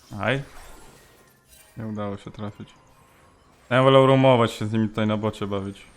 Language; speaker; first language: Polish; native; Polish